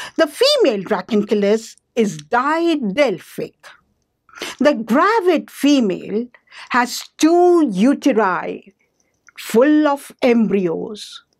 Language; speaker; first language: English; non-native, local second language; Hindi